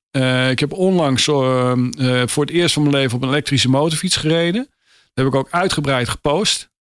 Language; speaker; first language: Dutch; native; Dutch